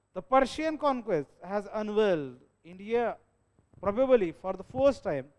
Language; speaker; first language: English; non-native, local second language; Marathi